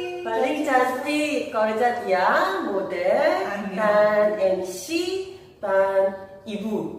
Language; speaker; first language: Indonesian; non-native, learner; Korean